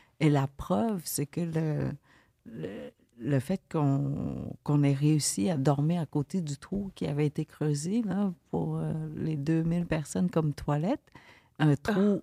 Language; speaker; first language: French; early bilingual, other home language; Vietnamese